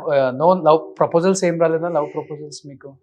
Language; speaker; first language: Telugu; native; Telugu